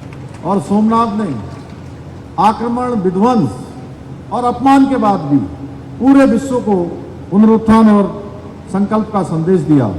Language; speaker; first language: Hindi; native; Hindi